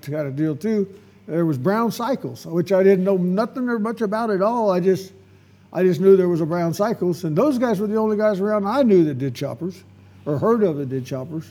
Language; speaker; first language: English; native; English